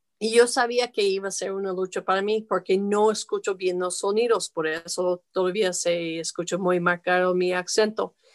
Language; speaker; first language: Spanish; non-native, fluent; English